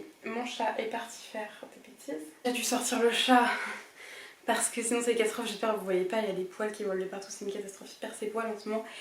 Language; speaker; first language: French; native; French